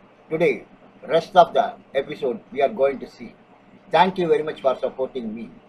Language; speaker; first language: English; non-native, local second language; Tamil